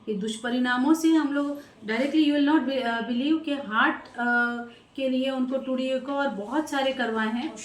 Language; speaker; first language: Hindi; non-native, local second language; Marathi